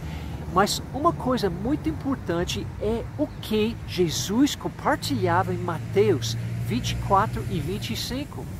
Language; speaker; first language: Portuguese; non-native, fluent; English